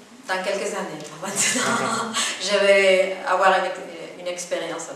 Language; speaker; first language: French; non-native, fluent; Spanish